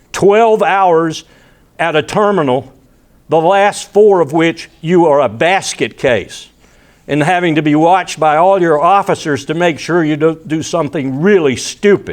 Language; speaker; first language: English; native; English